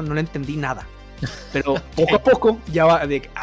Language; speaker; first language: Spanish; native; Spanish